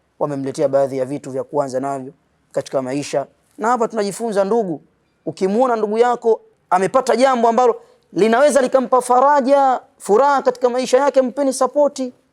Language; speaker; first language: Swahili; native; Swahili